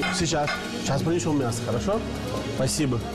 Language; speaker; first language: Russian; non-native, learner; Portuguese